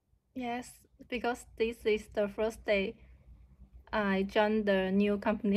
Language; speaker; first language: English; non-native, learner; Chinese